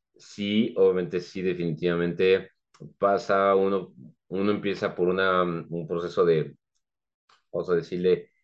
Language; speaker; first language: Spanish; native; Spanish